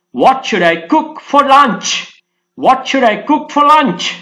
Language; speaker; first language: English; non-native, local second language; Sinhala